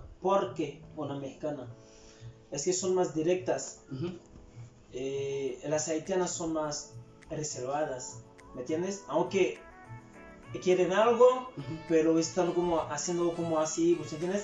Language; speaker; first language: Spanish; non-native, fluent; Haitian Creole